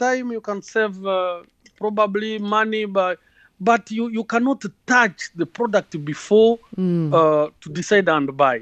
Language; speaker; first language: English; non-native, local second language; Kinyarwanda